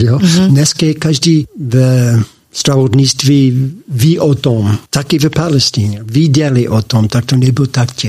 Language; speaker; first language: Czech; non-native, learner; English